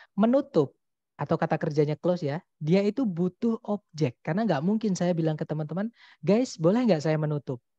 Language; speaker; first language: Indonesian; non-native, local second language; Javanese